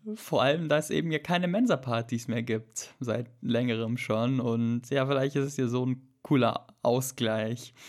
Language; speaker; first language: German; native; German